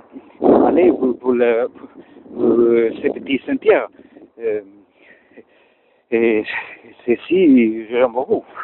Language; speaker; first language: French; non-native, learner; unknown